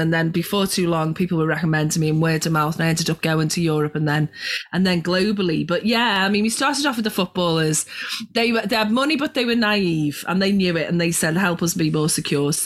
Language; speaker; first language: English; native; English